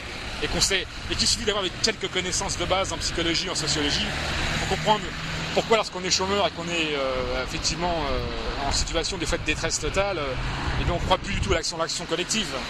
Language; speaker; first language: French; native; French